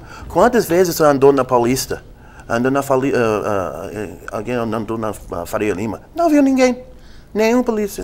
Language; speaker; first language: Portuguese; non-native, fluent; English